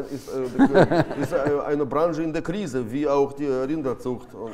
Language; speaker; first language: German; non-native, fluent; Russian